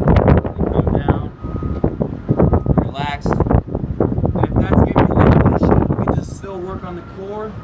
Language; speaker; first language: English; native; English